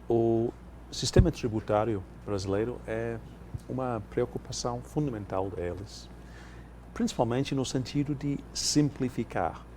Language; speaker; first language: Portuguese; non-native, fluent; English